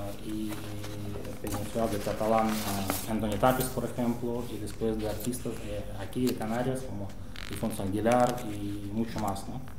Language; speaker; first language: Spanish; non-native, fluent; Russian